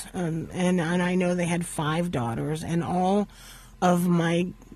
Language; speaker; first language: English; native; English